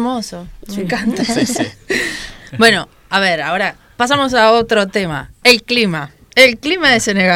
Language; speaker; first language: Spanish; native; Spanish